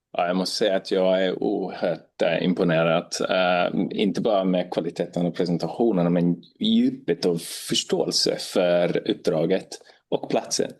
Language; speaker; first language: Swedish; non-native, fluent; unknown